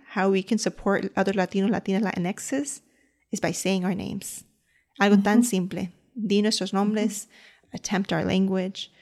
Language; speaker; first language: Spanish; early bilingual, heritage; Spanish